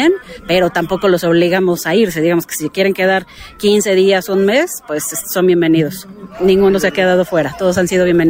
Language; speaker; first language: Spanish; native; Spanish